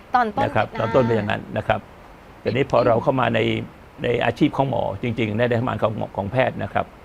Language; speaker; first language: Thai; native; Thai